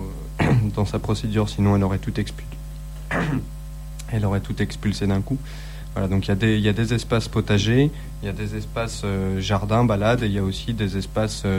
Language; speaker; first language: French; native; French